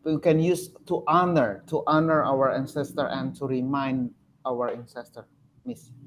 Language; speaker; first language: English; non-native, learner; Indonesian